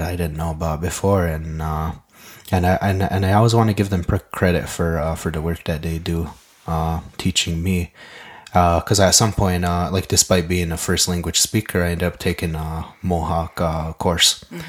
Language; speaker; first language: English; non-native, fluent; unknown